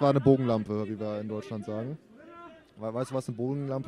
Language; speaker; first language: German; native; German